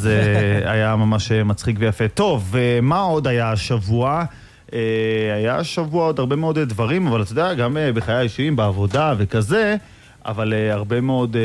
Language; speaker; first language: Hebrew; native; Hebrew